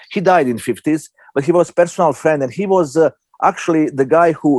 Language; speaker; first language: English; non-native, fluent; Bosnian